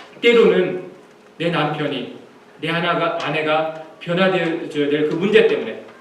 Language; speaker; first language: Korean; native; Korean